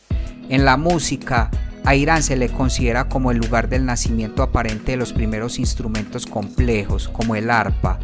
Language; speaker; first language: Spanish; native; Spanish